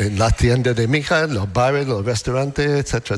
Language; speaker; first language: Spanish; non-native, learner; English